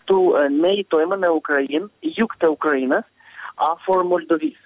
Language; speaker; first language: Albanian; early bilingual, heritage; Albanian